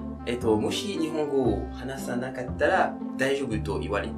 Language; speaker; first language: Japanese; non-native, fluent; French